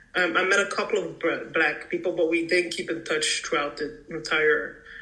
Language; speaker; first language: English; early bilingual, heritage; English